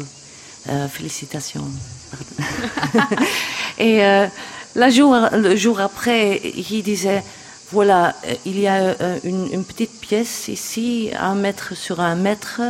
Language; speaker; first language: French; non-native, local second language; Dutch